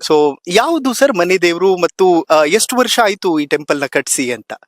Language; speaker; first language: Kannada; native; Kannada